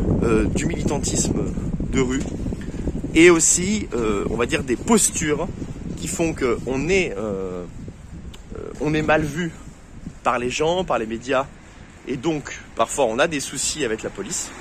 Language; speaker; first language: French; native; French